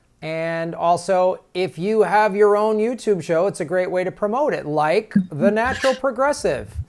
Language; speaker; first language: English; native; English